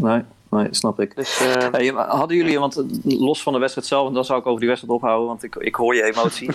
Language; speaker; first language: Dutch; native; Dutch